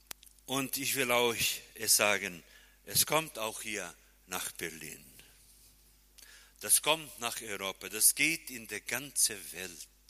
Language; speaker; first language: German; non-native, fluent; Portuguese